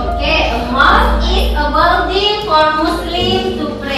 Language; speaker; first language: English; non-native, learner; Indonesian